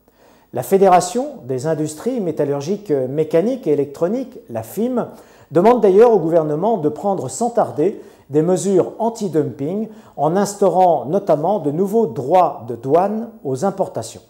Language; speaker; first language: French; non-native, local second language; Arabic